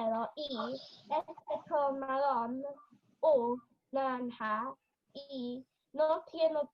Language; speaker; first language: Spanish; non-native, learner; English